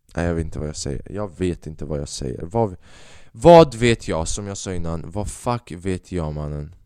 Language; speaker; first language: Swedish; native; Swedish